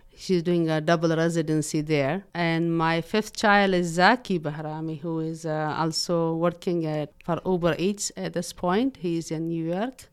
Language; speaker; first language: English; non-native, fluent; Persian